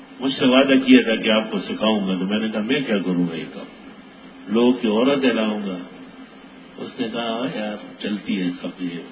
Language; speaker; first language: Urdu; non-native, local second language; Pashto